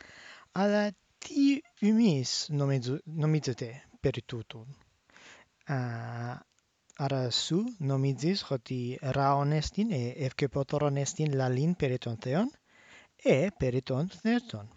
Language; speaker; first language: Greek; non-native, fluent; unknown